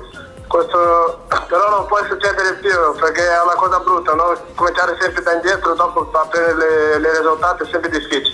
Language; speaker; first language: Italian; non-native, fluent; Portuguese